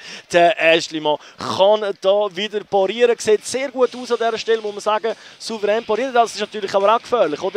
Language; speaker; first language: German; native; German